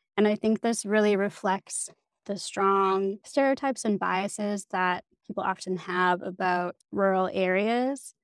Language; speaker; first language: English; native; English